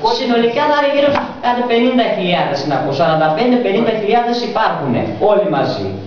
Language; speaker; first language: Greek; non-native, local second language; Bulgarian